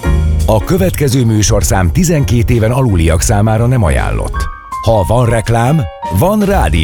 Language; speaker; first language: Hungarian; native; Hungarian